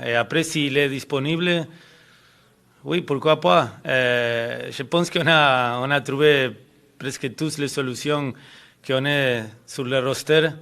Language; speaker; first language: French; non-native, fluent; Spanish